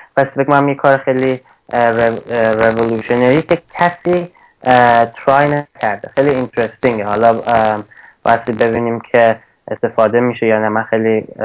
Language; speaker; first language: Persian; early bilingual, heritage; Persian